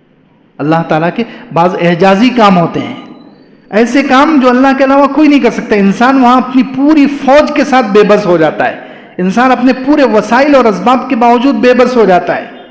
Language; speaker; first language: Urdu; native; Urdu